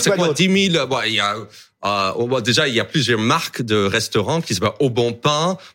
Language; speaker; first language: French; non-native, fluent; English